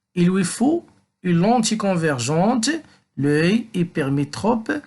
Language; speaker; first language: French; non-native, local second language; Arabic